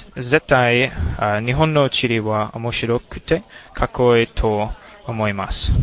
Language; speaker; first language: Japanese; non-native, learner; English